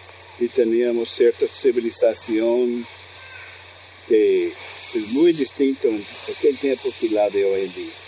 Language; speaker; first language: Spanish; non-native, fluent; English